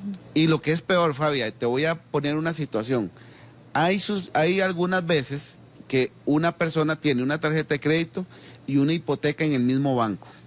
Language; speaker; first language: Spanish; native; Spanish